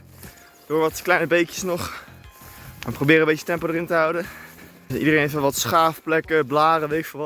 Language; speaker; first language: Dutch; native; Dutch